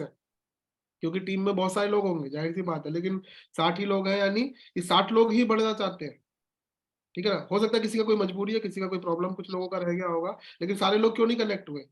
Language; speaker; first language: Hindi; native; Hindi